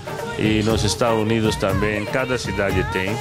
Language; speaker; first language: Portuguese; non-native, fluent; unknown